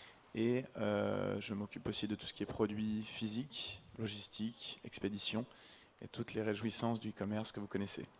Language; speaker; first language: French; native; French